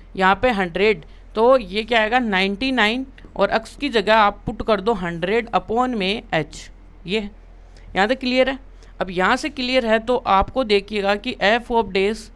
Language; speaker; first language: Hindi; native; Hindi